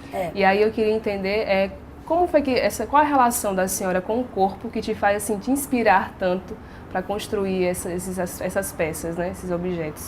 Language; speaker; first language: Portuguese; native; Portuguese